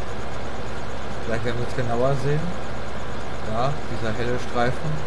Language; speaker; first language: German; native; German